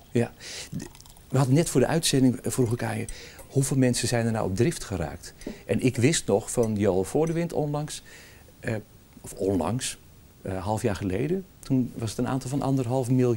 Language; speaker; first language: Dutch; native; Dutch